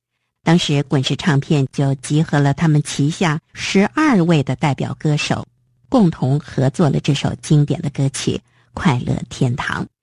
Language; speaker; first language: Chinese; native; Chinese